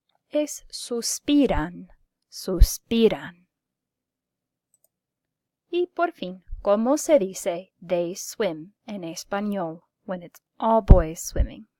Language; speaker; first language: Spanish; non-native, fluent; English